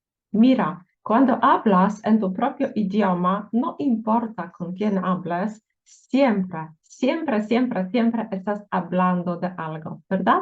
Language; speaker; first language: Spanish; non-native, fluent; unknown